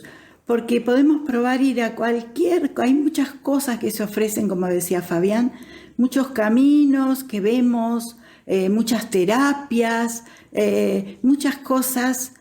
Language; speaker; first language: Spanish; native; Spanish